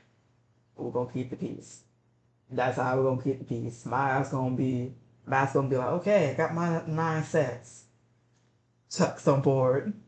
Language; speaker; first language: English; native; English